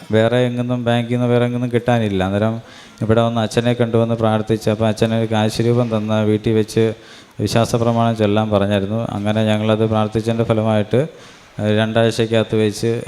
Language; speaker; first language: Malayalam; native; Malayalam